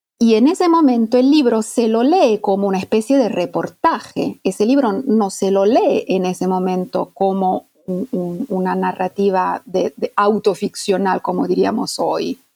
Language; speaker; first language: Spanish; non-native, fluent; Italian